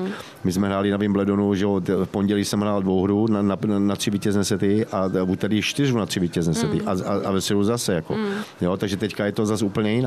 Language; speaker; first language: Czech; native; Czech